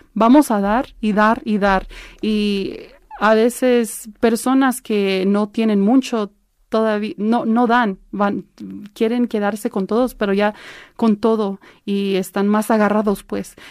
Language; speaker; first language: Spanish; early bilingual, heritage; Spanish